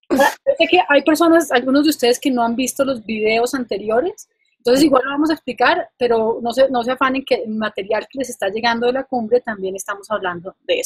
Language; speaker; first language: Spanish; native; Spanish